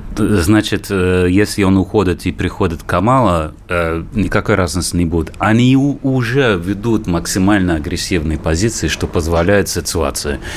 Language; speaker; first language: Russian; non-native, fluent; English